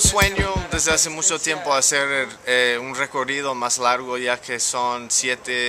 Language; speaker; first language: Spanish; non-native, fluent; English